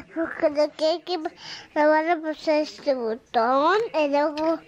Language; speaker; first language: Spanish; early bilingual, heritage; Spanish